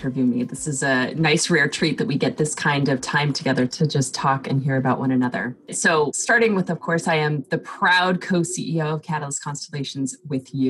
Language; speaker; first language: English; native; English